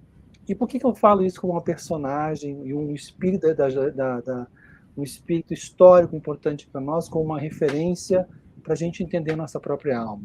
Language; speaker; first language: Portuguese; native; Portuguese